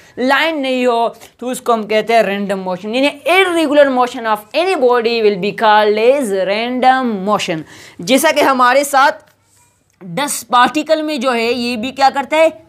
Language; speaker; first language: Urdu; non-native, local second language; Pashto